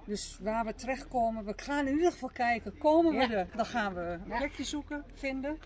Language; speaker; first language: Dutch; native; Dutch